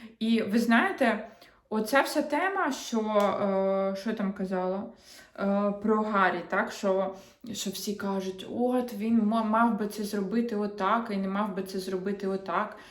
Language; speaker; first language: Ukrainian; non-native, local second language; Russian